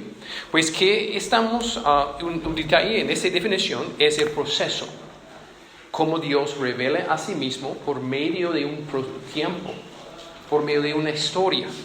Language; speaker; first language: Spanish; non-native, fluent; English